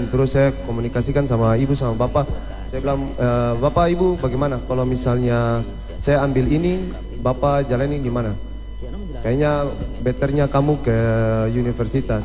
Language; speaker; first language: Indonesian; native; Indonesian